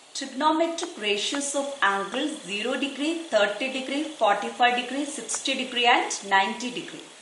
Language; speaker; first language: English; non-native, local second language; Malayalam